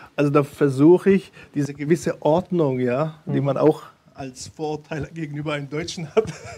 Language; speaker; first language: German; early bilingual, other home language; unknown